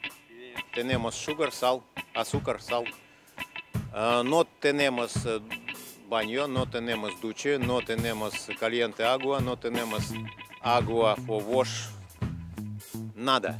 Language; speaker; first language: Spanish; non-native, learner; Russian